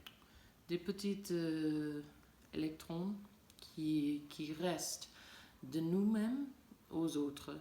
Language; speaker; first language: French; non-native, learner; English